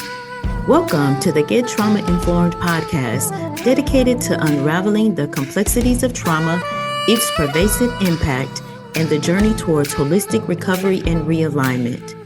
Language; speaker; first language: English; native; English